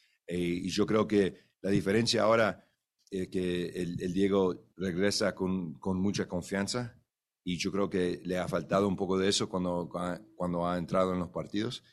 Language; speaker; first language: Spanish; early bilingual, heritage; Spanish